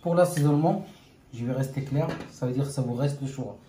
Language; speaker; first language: French; non-native, local second language; Arabic